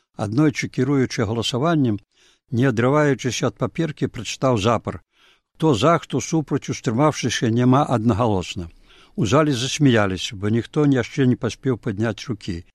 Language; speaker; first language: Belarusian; native; Belarusian